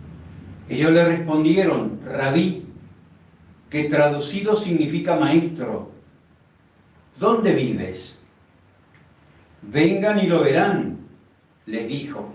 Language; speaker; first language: Spanish; native; Spanish